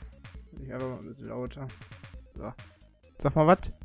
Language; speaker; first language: German; native; German